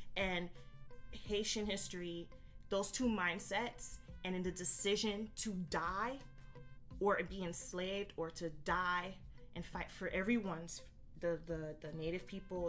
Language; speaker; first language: English; native; English